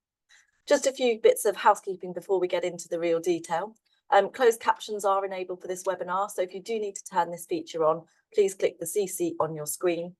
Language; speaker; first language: English; native; English